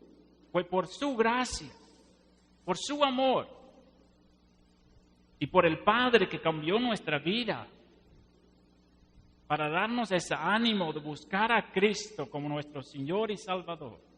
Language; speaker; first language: Spanish; non-native, fluent; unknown